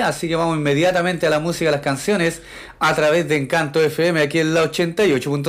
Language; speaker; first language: Spanish; native; Spanish